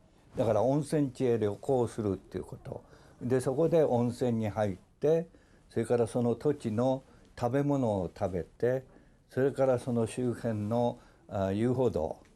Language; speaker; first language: Japanese; native; Japanese